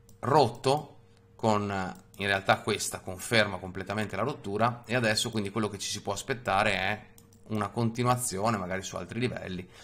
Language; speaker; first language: Italian; native; Italian